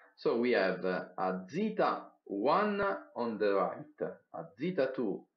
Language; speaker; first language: English; non-native, fluent; Italian